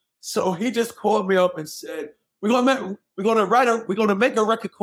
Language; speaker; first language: English; native; English